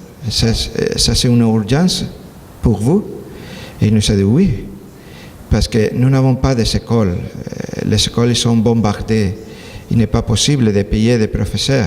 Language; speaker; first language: French; non-native, learner; Spanish